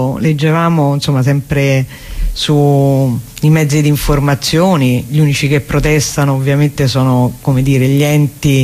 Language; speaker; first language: Italian; native; Italian